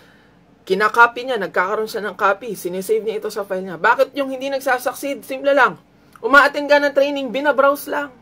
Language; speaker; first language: Filipino; native; Filipino